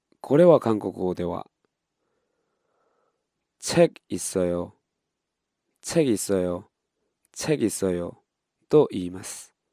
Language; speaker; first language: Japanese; non-native, fluent; Korean